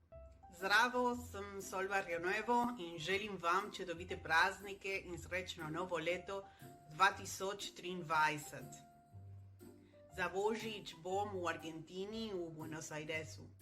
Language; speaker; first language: Slovenian; early bilingual, heritage; Spanish